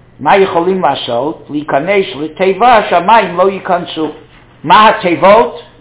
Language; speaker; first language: Hebrew; non-native, fluent; English